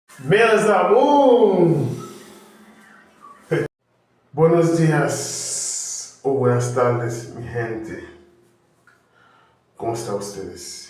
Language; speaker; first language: Spanish; non-native, learner; Haitian Creole